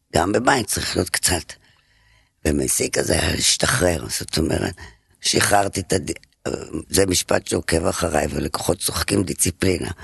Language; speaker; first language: Hebrew; non-native, fluent; French